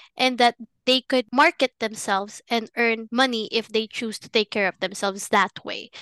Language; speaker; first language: English; non-native, local second language; Filipino